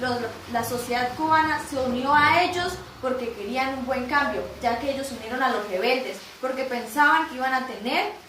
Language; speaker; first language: Spanish; native; Spanish